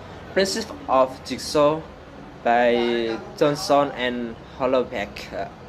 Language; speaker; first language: English; non-native, learner; Indonesian